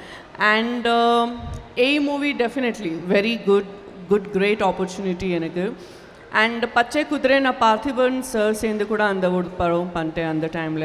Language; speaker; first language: Tamil; non-native, local second language; Gujarati